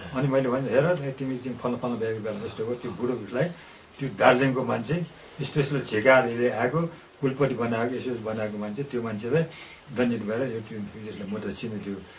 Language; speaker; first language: Nepali; non-native, local second language; Newari